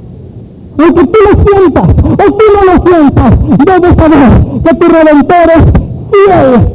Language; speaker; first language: Spanish; native; Spanish